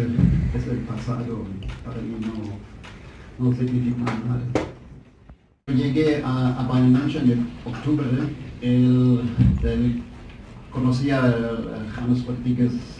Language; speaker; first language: Spanish; non-native, fluent; German